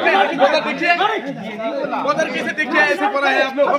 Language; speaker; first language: Hindi; non-native, local second language; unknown